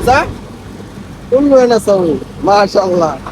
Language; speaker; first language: Arabic; non-native, local second language; Bangla